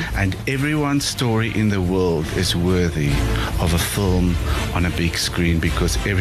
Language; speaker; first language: English; non-native, local second language; Afrikaans